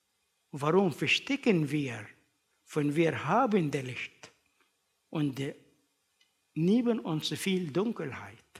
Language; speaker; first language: German; non-native, learner; Arabic